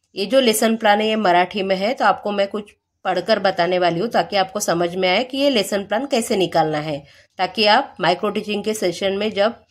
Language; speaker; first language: Hindi; non-native, local second language; Marathi